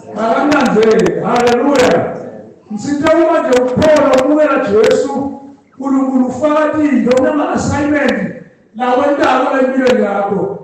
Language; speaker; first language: Zulu; non-native, local second language; Swati